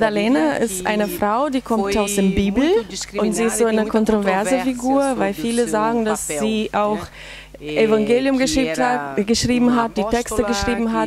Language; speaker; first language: German; non-native, fluent; Portuguese